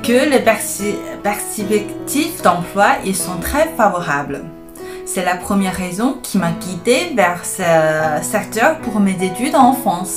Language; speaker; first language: French; non-native, fluent; Chinese